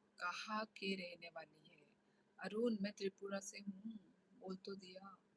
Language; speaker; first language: Hindi; non-native, local second language; Kok Borok